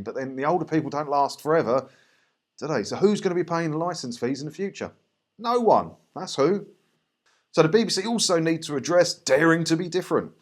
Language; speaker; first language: English; native; English